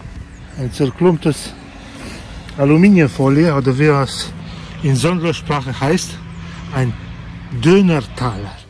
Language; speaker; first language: German; non-native, fluent; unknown